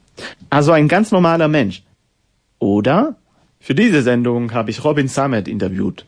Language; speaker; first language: German; non-native, fluent; Hebrew